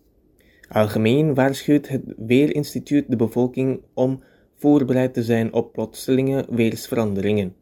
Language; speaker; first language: Dutch; non-native, fluent; Indonesian